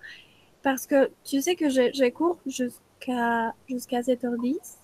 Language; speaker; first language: French; non-native, fluent; Spanish